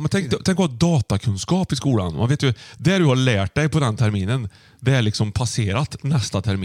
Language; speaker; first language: Swedish; native; Swedish